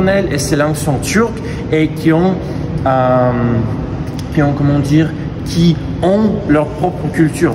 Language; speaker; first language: French; non-native, fluent; Russian